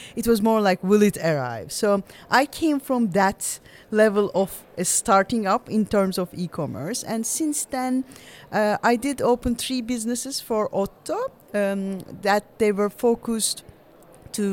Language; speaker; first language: English; non-native, fluent; Turkish